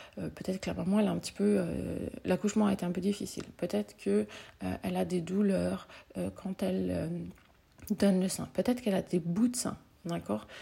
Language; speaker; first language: French; native; French